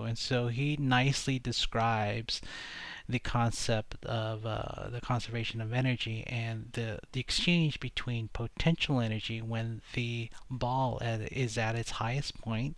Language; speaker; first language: English; native; English